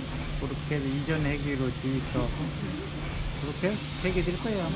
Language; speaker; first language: Korean; native; Korean